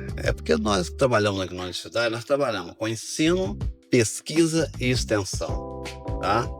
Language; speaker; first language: Portuguese; native; Portuguese